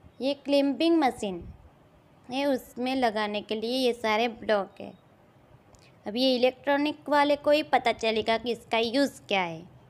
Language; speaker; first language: Hindi; non-native, local second language; Gujarati